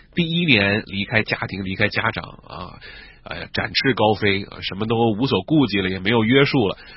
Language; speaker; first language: Chinese; native; Chinese